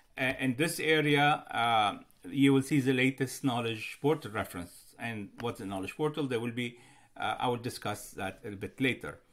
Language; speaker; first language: English; non-native, fluent; Arabic